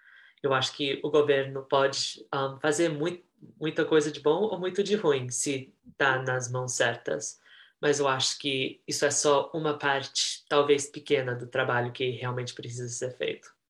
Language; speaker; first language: Portuguese; early bilingual, heritage; Portuguese